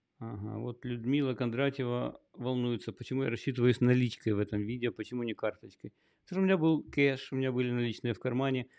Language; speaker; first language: Russian; native; Russian